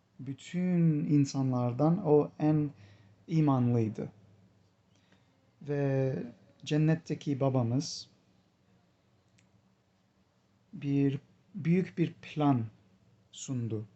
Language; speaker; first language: Turkish; non-native, fluent; English